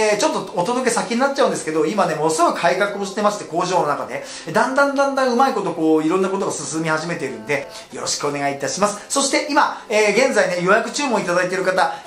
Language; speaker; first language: Japanese; native; Japanese